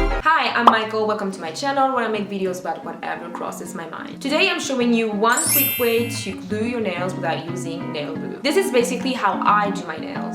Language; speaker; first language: English; non-native, fluent; French